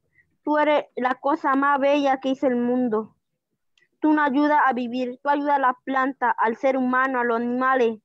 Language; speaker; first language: Spanish; native; Spanish